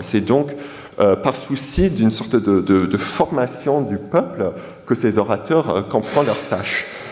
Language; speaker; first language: French; non-native, fluent; English